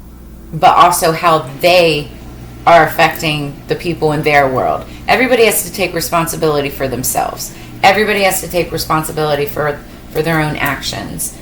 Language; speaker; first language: English; native; English